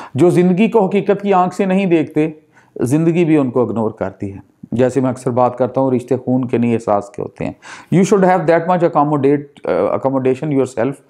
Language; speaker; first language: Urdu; non-native, local second language; Punjabi